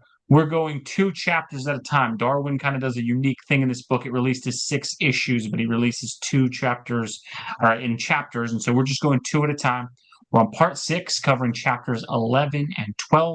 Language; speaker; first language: English; native; English